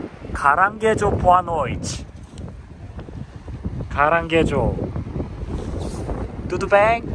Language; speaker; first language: Portuguese; non-native, learner; Korean